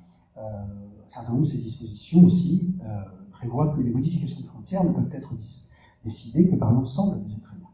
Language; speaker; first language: French; native; French